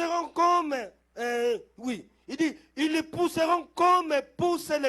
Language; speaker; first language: French; non-native, local second language; Lingala